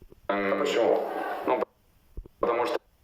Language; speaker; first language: Russian; non-native, fluent; Italian